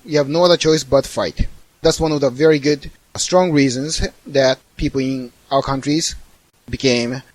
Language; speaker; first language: English; non-native, fluent; Japanese